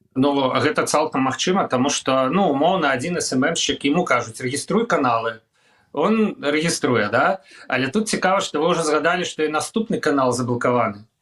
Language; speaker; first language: Belarusian; non-native, local second language; Russian